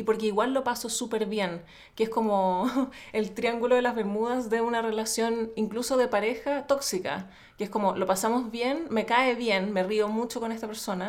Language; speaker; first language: Spanish; native; Spanish